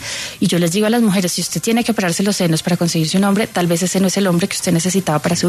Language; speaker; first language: Spanish; native; Spanish